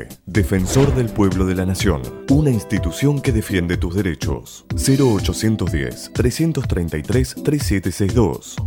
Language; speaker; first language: Spanish; native; Spanish